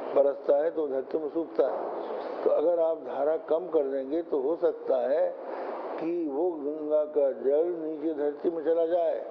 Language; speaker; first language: Hindi; native; Hindi